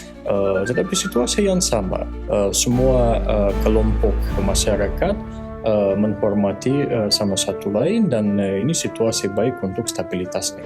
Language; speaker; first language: Indonesian; non-native, fluent; Russian